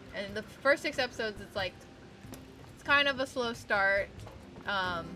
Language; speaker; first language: English; native; English